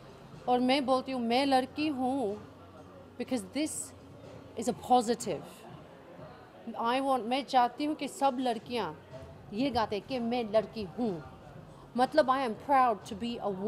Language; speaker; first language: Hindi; early bilingual, heritage; English